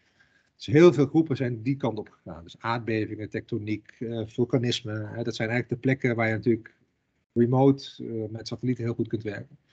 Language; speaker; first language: Dutch; native; Dutch